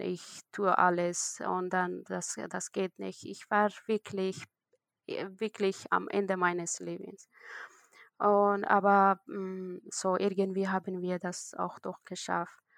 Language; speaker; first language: German; non-native, learner; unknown